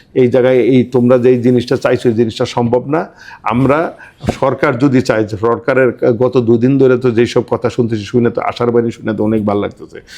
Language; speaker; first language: Bangla; native; Bangla